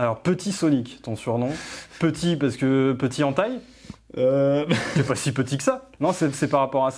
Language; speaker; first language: French; native; French